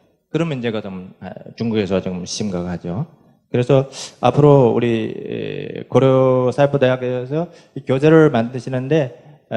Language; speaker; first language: Korean; non-native, fluent; Chinese